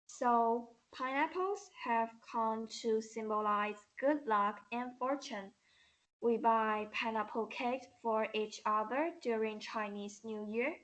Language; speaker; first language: English; non-native, learner; Chinese